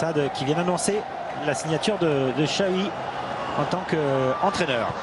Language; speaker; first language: French; native; French